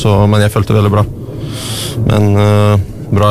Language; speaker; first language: Norwegian; non-native, fluent; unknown